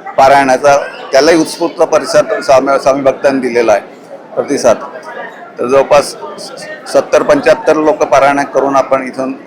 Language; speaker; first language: Marathi; native; Marathi